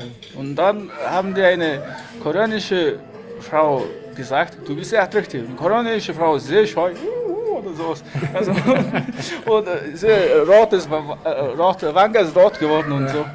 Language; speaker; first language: German; non-native, fluent; Mongolian